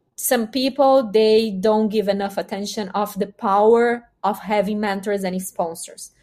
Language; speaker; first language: English; non-native, fluent; Portuguese